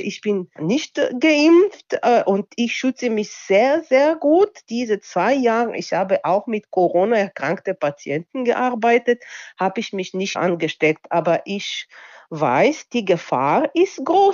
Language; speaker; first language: German; non-native, local second language; Bulgarian